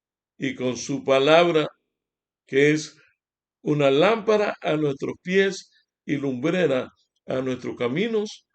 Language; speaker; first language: Spanish; native; Spanish